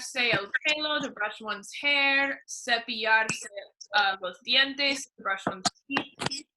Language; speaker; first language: Spanish; non-native, fluent; English